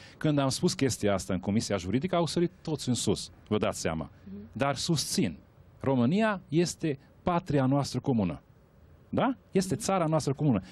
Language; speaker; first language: Romanian; non-native, local second language; Hungarian